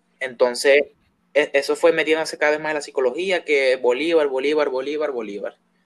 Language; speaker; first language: Spanish; native; Spanish